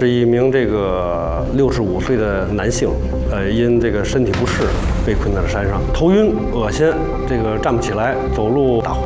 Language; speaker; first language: Chinese; native; Chinese